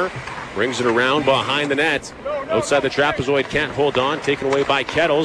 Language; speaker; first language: English; native; English